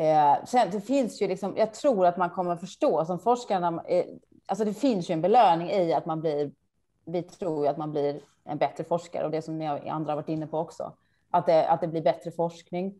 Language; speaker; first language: Swedish; native; Swedish